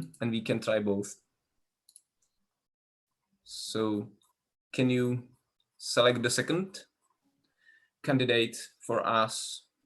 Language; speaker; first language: English; non-native, learner; Czech